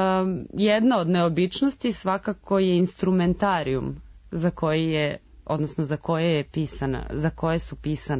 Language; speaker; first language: Serbian; native; Serbian